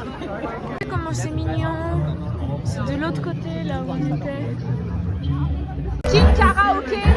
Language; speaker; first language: French; native; French